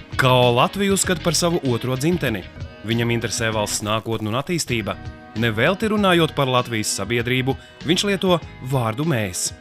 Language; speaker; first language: Latvian; native; Latvian